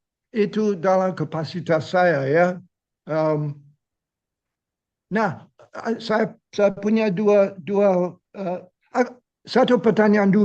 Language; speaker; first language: Indonesian; non-native, fluent; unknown